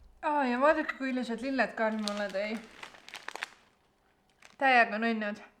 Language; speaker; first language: Estonian; native; Estonian